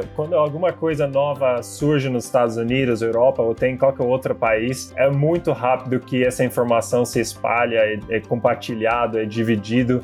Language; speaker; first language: Portuguese; non-native, fluent; Dutch